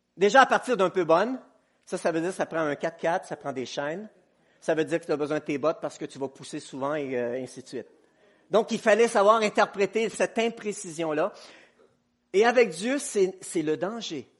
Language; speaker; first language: French; native; French